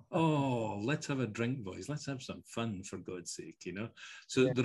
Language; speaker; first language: English; early bilingual, other home language; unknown